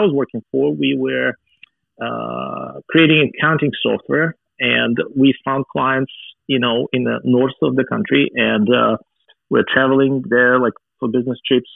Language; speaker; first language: English; non-native, fluent; Russian